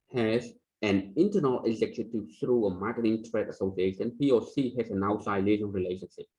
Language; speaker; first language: English; non-native, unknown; Khmer